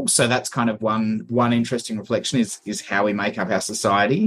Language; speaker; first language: English; native; English